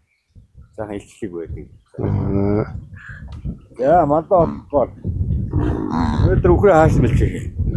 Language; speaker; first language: Mongolian; native; Mongolian